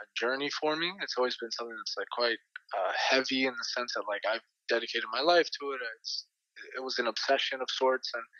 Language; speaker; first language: English; native; English